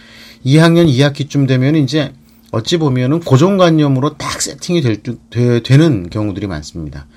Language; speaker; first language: Korean; native; Korean